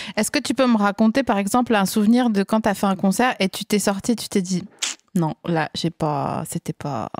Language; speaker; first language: French; native; French